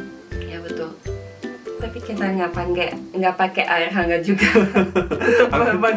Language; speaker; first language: Indonesian; non-native, fluent; Russian